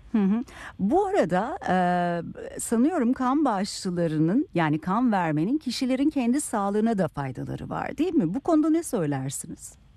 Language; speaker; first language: Turkish; native; Turkish